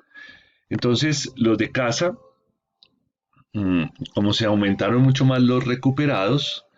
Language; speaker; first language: Spanish; native; Spanish